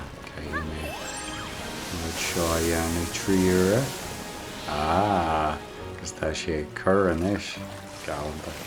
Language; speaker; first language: Irish; non-native, local second language; English